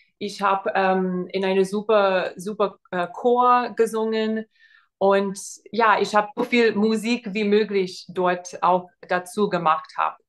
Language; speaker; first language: German; non-native, fluent; English